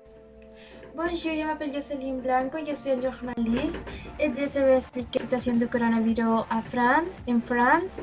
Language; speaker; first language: French; non-native, learner; Spanish